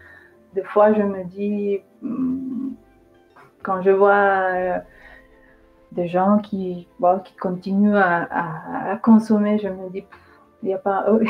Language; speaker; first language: French; non-native, fluent; Spanish